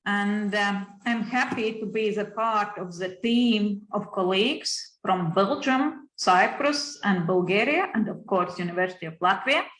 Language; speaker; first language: English; non-native, fluent; Latvian